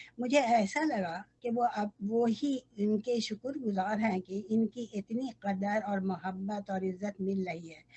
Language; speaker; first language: Urdu; native; Urdu